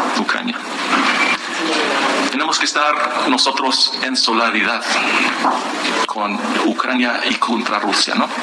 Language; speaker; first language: Spanish; non-native, fluent; English